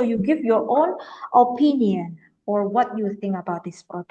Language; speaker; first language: English; non-native, fluent; Indonesian